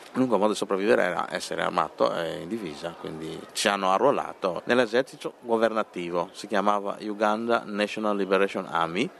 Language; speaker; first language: Italian; non-native, fluent; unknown